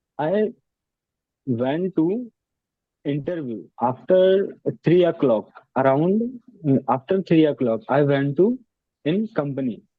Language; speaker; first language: English; non-native, learner; Hindi